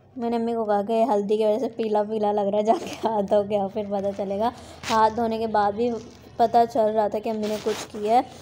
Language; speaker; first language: Urdu; non-native, local second language; Punjabi